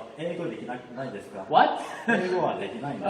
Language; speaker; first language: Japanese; non-native, learner; Korean